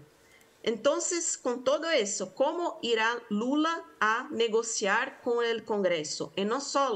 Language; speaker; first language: Spanish; non-native, fluent; Portuguese